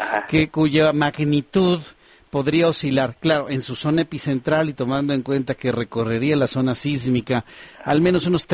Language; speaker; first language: Spanish; native; Spanish